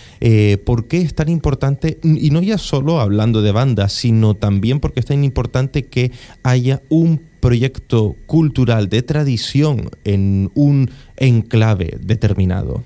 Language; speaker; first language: Spanish; native; Spanish